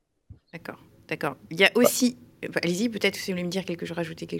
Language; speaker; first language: French; native; French